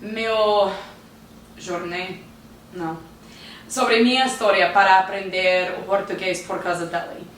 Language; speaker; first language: Portuguese; non-native, learner; English